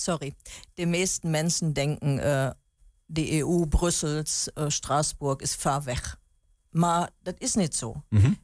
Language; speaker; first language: Dutch; non-native, learner; German